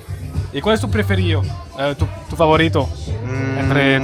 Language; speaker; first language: Spanish; non-native, learner; French